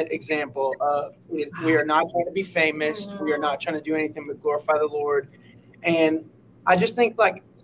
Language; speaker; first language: English; native; English